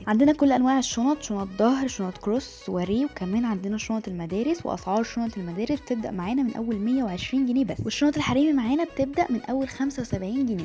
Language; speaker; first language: Arabic; native; Arabic